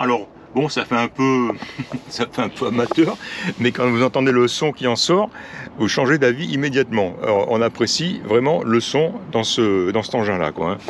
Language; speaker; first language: French; native; French